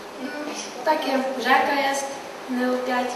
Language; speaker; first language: Polish; non-native, learner; Ukrainian